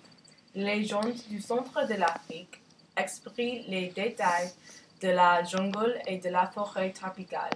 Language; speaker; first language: French; non-native, learner; English